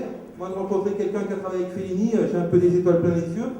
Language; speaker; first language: French; native; French